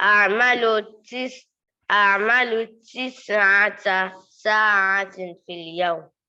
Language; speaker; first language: Arabic; non-native, learner; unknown